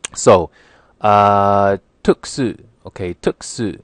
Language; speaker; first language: Vietnamese; non-native, learner; English